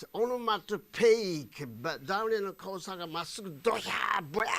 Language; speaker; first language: English; non-native, fluent; Japanese